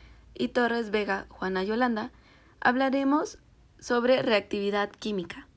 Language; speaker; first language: Spanish; native; Spanish